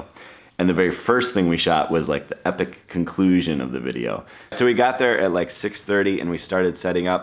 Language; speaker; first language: English; native; English